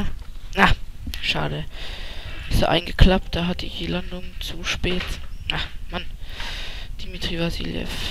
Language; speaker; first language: German; native; German